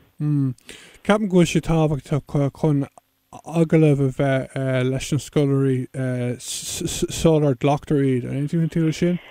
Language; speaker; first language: Irish; non-native, local second language; English